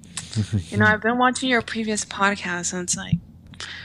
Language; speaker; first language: English; native; English